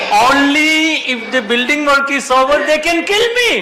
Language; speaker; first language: English; non-native, local second language; Malayalam